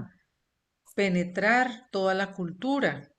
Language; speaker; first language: Spanish; native; Spanish